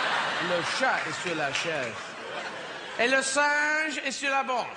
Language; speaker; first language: French; non-native, learner; English